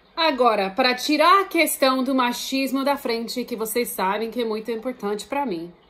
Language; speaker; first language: Portuguese; non-native, fluent; English